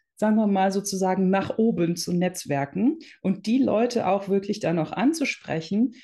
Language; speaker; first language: German; early bilingual, other home language; Dutch